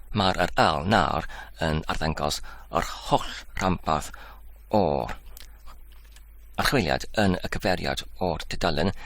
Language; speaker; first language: Welsh; non-native, learner; English